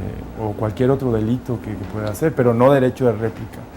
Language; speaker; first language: Spanish; native; Spanish